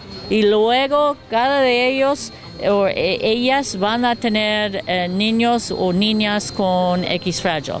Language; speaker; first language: Spanish; non-native, learner; English